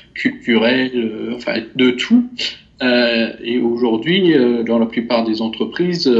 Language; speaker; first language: French; native; French